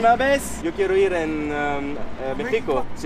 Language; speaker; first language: Spanish; non-native, learner; French